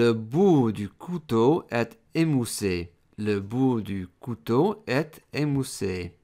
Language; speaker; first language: French; non-native, fluent; English